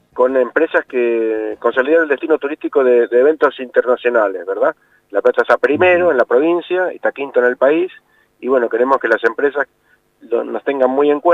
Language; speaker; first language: Spanish; native; Spanish